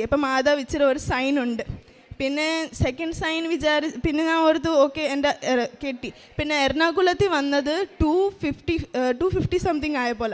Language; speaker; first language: Malayalam; early bilingual, heritage; Malayalam